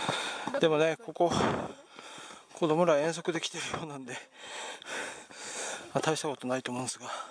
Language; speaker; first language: Japanese; native; Japanese